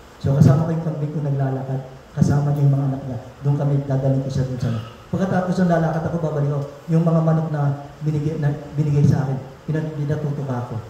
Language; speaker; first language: Filipino; non-native, local second language; Pampanga